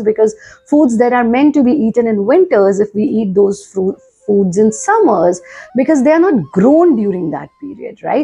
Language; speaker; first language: English; non-native, local second language; Hindi